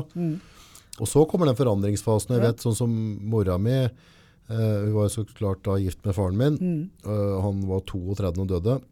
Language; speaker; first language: Norwegian; native; Norwegian